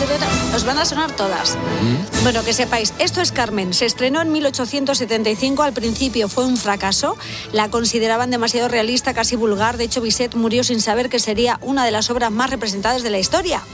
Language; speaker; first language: Spanish; native; Spanish